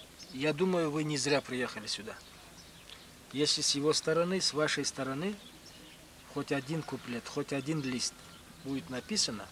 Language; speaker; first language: Russian; non-native, local second language; Karachay-Balkar